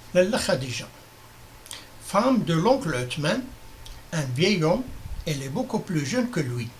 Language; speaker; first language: French; non-native, local second language; Arabic